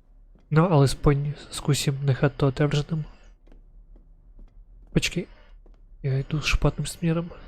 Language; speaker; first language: Czech; non-native, learner; Ukrainian